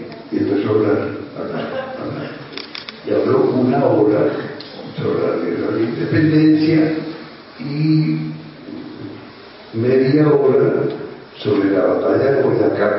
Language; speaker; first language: Spanish; native; Spanish